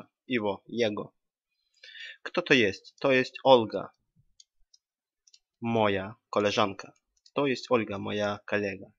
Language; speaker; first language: Polish; non-native, learner; Russian